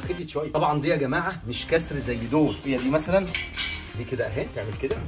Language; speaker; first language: Arabic; native; Arabic